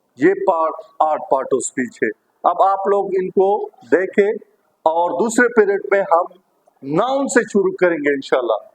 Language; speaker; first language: Urdu; non-native, local second language; Pashto